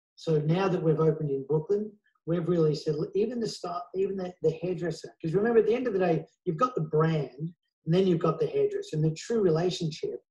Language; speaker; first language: English; native; English